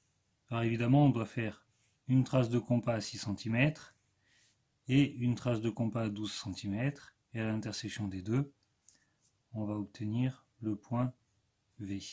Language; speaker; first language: French; native; French